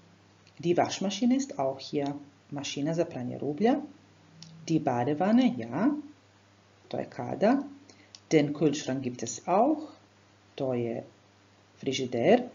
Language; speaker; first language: German; non-native, fluent; Croatian